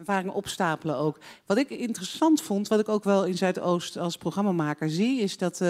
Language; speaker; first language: Dutch; native; Dutch